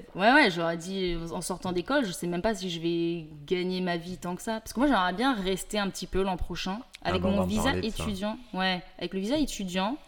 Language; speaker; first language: French; native; French